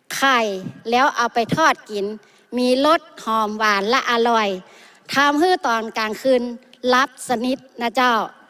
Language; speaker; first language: Thai; native; Thai